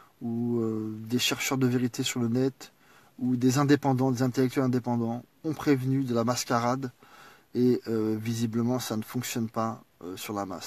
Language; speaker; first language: French; native; French